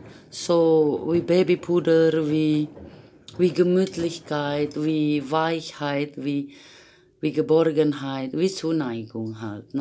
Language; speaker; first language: German; non-native, fluent; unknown